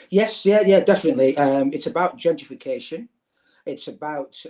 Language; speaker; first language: English; native; English